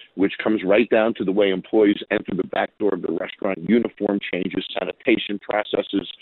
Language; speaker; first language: English; native; English